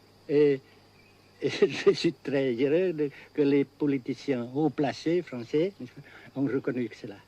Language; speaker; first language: French; non-native, fluent; Vietnamese